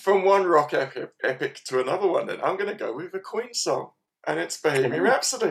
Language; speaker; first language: English; native; English